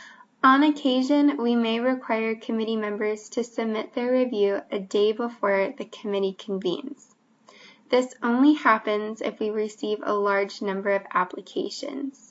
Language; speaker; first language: English; native; English